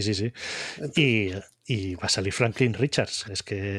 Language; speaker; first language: Spanish; native; Spanish